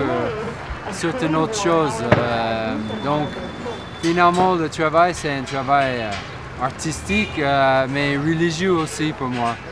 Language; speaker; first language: French; non-native, learner; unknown